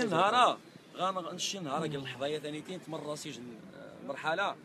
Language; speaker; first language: Arabic; non-native, local second language; Riffian